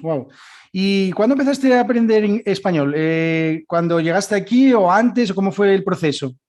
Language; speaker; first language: Spanish; native; Spanish